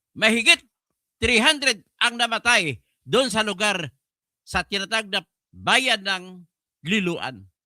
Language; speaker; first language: Filipino; non-native, local second language; Cebuano